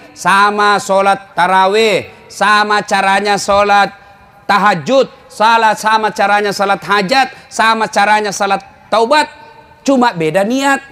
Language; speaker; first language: Indonesian; non-native, local second language; Buginese